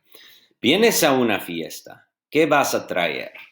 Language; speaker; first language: Spanish; non-native, fluent; English